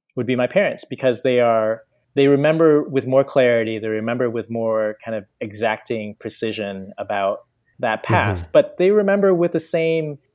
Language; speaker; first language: English; native; English